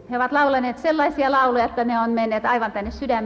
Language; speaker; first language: Finnish; native; Finnish